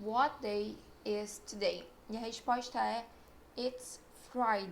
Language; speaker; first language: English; non-native, fluent; Portuguese